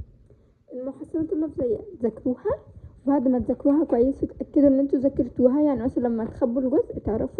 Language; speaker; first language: Arabic; native; Arabic